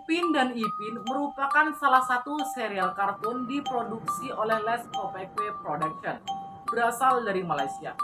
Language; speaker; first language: Indonesian; native; Indonesian